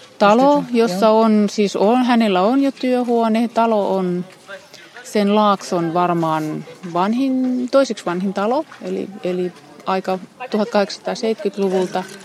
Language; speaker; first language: Finnish; native; Finnish